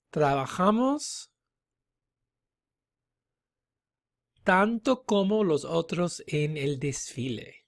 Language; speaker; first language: Spanish; non-native, fluent; English